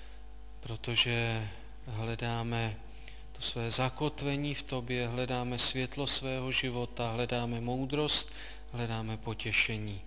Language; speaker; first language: Czech; native; Czech